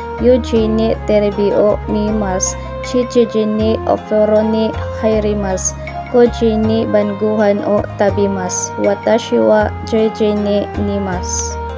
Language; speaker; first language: Japanese; non-native, learner; Filipino